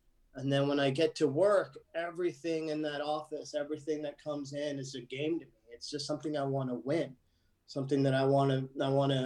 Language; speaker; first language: English; early bilingual, other home language; Arabic